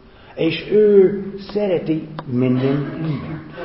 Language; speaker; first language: Hungarian; non-native, fluent; English